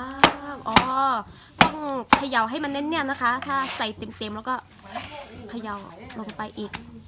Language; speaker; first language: Thai; non-native, local second language; Khün